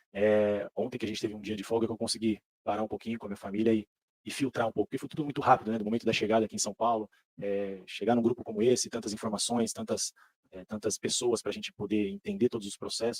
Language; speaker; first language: Portuguese; native; Portuguese